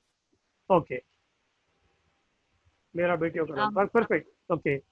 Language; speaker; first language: Hindi; non-native, learner; Tamil